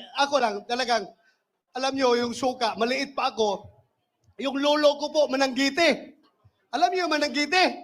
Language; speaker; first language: Filipino; non-native, local second language; Cebuano